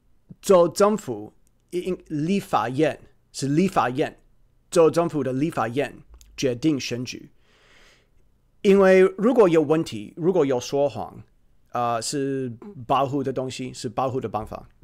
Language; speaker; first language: Chinese; non-native, fluent; English